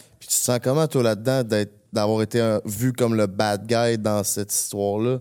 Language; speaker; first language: French; native; French